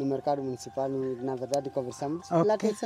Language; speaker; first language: Portuguese; native; Portuguese